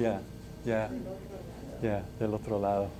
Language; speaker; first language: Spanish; non-native, fluent; English